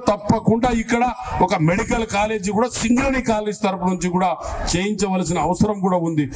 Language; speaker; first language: Telugu; non-native, local second language; Lambadi